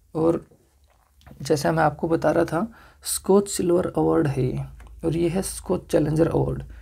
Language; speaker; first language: Hindi; native; Hindi